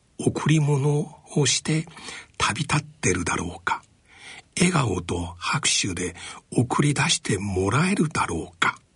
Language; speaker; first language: Japanese; non-native, fluent; Chinese